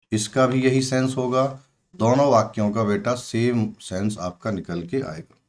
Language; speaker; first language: Hindi; native; Hindi